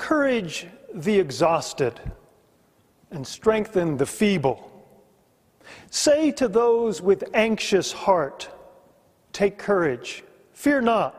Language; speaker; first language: English; native; English